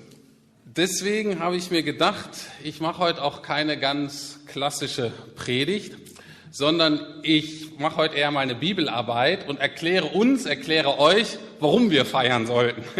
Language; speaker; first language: German; native; German